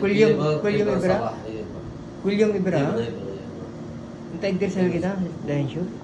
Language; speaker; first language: Arabic; non-native, learner; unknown